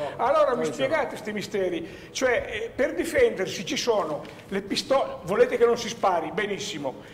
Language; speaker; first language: Italian; native; Italian